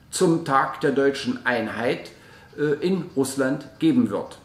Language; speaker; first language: German; native; German